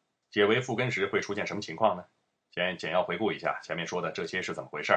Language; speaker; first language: Chinese; native; Chinese